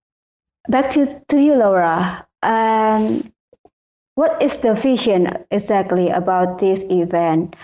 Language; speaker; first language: English; non-native, learner; Indonesian